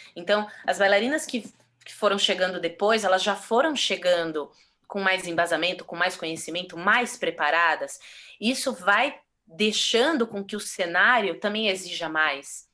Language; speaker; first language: Portuguese; native; Portuguese